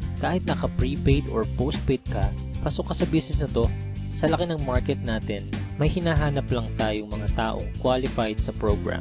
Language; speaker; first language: Filipino; native; Filipino